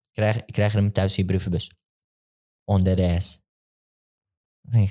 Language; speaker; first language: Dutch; early bilingual, other home language; Turkish